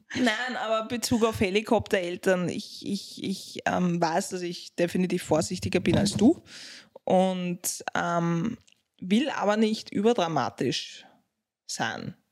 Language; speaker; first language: German; native; German